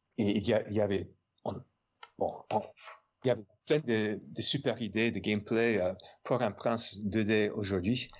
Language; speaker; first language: French; non-native, fluent; English